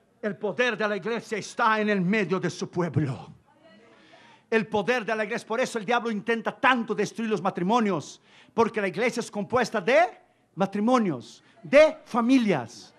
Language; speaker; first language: Spanish; non-native, fluent; Portuguese